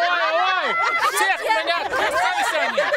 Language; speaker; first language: Russian; non-native, local second language; Uzbek